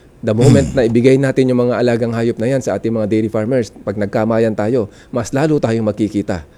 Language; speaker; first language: Filipino; non-native, local second language; Iloko